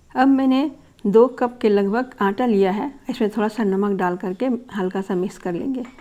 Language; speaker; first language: Hindi; native; Hindi